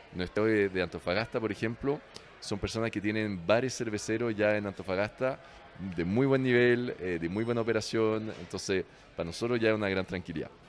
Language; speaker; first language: Spanish; non-native, fluent; French